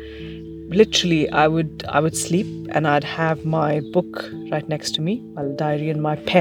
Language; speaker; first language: English; non-native, local second language; Hindi